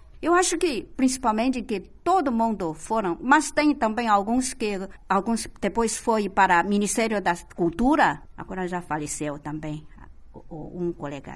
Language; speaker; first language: Portuguese; non-native, fluent; Chinese